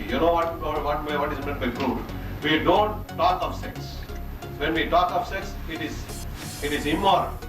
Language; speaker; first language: English; non-native, local second language; Tamil